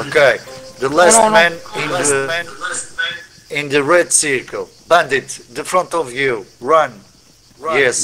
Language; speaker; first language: English; non-native, learner; Portuguese